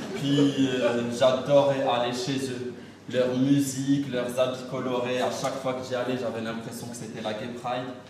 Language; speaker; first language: French; non-native, local second language; Arabic